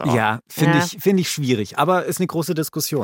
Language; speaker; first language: German; native; German